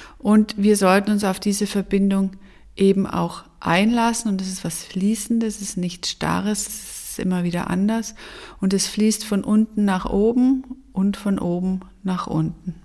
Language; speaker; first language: German; native; German